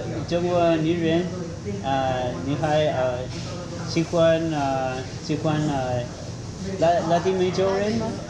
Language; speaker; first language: Chinese; non-native, learner; Spanish